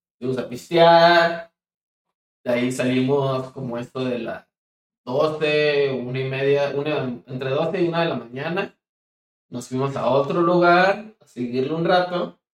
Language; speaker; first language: Spanish; native; Spanish